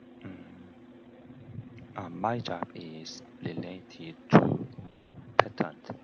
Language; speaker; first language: English; non-native, learner; Korean